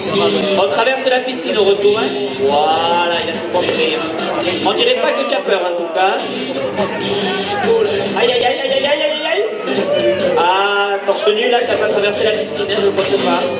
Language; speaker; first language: French; native; French